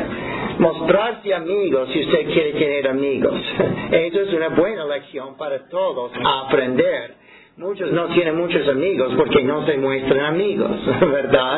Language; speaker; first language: Spanish; non-native, fluent; English